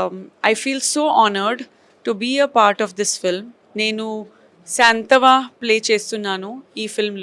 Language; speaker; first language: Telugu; non-native, learner; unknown